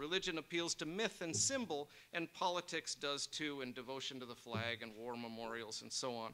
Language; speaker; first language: English; native; English